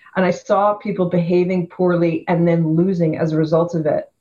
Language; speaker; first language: English; native; English